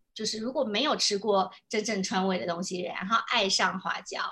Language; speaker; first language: Chinese; native; Chinese